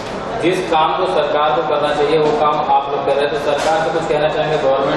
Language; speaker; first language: Hindi; native; Hindi